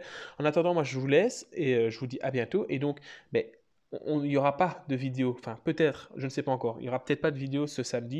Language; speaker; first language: French; native; French